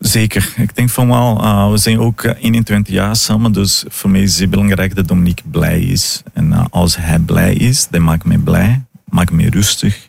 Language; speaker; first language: Dutch; non-native, fluent; Portuguese